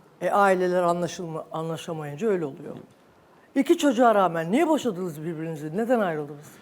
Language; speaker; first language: Turkish; native; Turkish